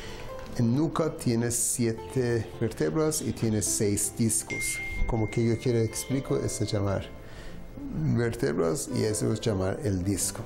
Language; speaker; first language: Spanish; non-native, learner; Persian